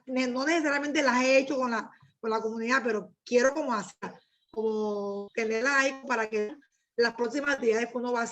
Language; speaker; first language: Spanish; native; Spanish